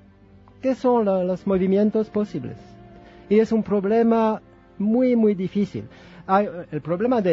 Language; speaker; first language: Spanish; non-native, fluent; French